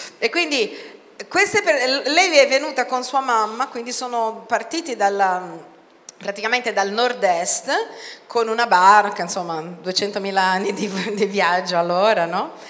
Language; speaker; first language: Italian; non-native, fluent; Portuguese